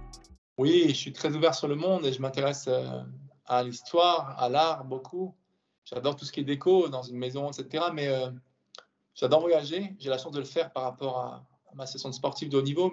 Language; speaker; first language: French; native; French